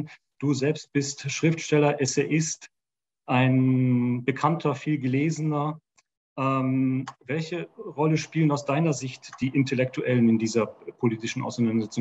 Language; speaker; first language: German; native; German